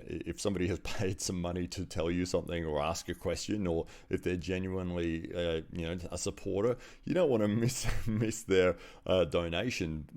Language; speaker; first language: English; native; English